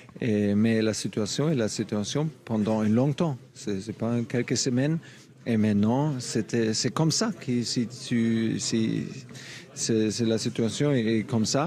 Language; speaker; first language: French; non-native, fluent; German